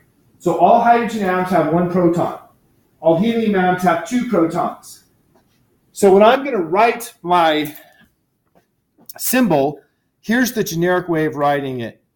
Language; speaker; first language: English; native; English